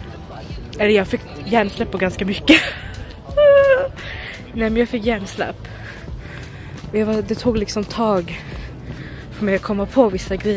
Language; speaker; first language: Swedish; early bilingual, other home language; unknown